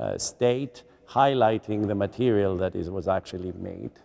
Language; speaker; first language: English; non-native, fluent; Greek